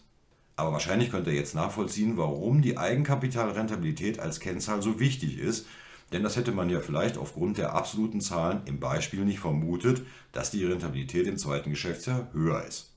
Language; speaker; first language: German; native; German